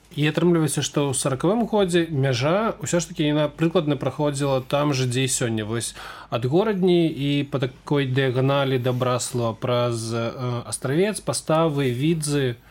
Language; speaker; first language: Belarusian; native; Belarusian